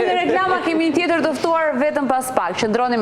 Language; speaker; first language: Albanian; native; Albanian